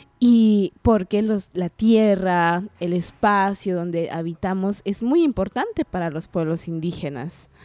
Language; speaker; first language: Spanish; non-native, local second language; Kaqchikel